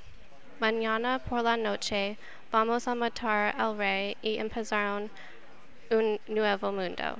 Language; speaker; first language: Spanish; non-native, learner; English